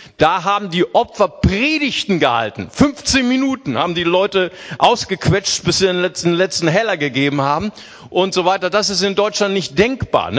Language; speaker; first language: German; early bilingual, other home language; Portuguese